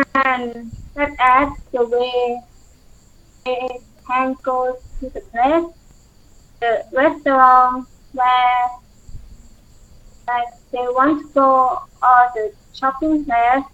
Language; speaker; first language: English; non-native, learner; Thai